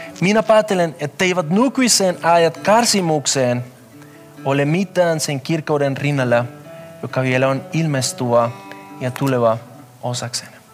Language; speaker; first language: Finnish; non-native, fluent; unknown